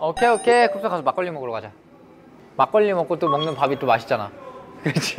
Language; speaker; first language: Korean; native; Korean